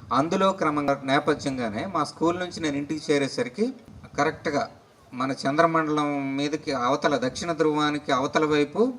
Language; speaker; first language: Telugu; non-native, local second language; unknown